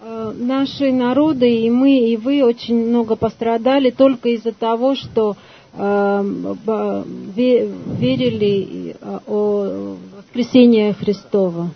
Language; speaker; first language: Russian; non-native, fluent; Armenian